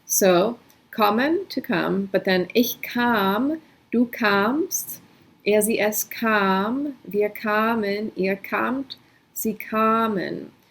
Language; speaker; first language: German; non-native, fluent; English